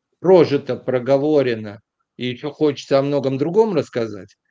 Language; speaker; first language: Russian; native; Russian